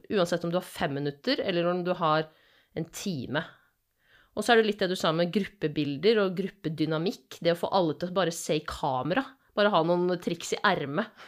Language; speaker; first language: Norwegian; native; Norwegian